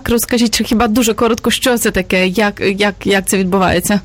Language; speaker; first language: Ukrainian; native; Ukrainian